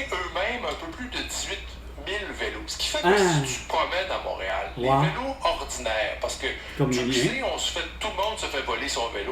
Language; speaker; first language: French; native; French